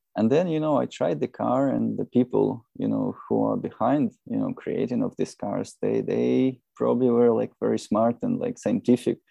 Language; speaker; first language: English; non-native, fluent; Russian